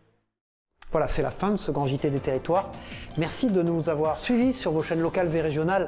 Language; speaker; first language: French; native; French